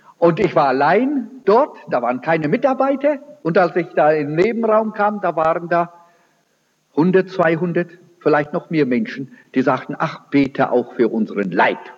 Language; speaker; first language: German; early bilingual, heritage; German